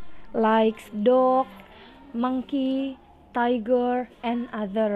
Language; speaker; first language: English; non-native, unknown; Indonesian